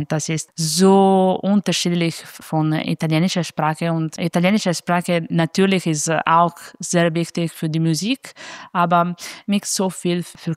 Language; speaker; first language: German; non-native, fluent; Italian